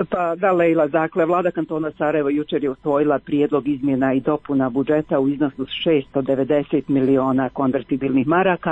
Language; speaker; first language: Croatian; native; Croatian